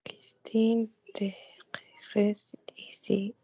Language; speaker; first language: French; non-native, learner; Spanish